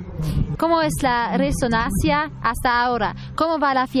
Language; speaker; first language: Spanish; non-native, learner; German